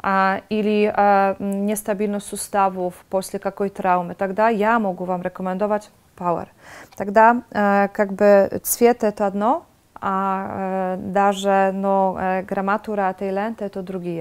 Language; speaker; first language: Russian; non-native, fluent; Polish